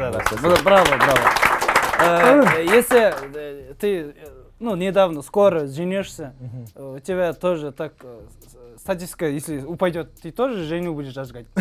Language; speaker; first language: Russian; non-native, learner; Kazakh